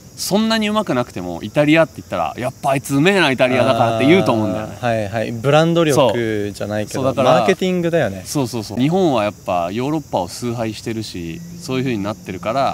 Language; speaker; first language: Japanese; native; Japanese